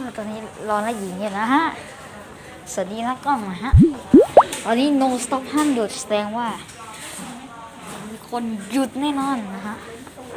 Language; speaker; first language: Thai; native; Thai